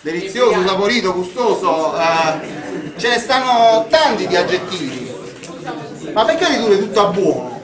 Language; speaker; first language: Italian; native; Italian